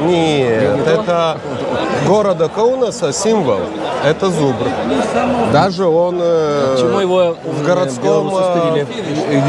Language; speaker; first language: Russian; non-native, local second language; Lithuanian